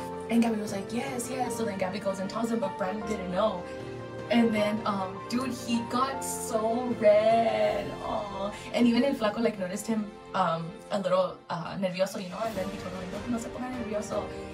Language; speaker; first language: English; early bilingual, other home language; Spanish